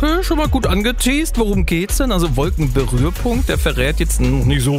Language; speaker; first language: German; native; German